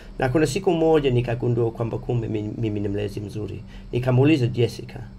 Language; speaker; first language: Swahili; non-native, fluent; English